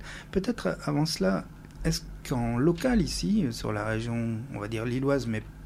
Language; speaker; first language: French; native; French